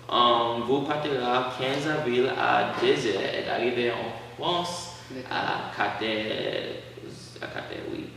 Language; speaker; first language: French; non-native, learner; English